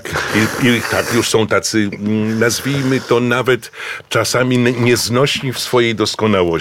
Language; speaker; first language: Polish; native; Polish